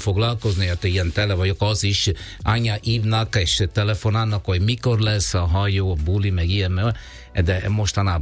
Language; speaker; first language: Hungarian; non-native, fluent; Italian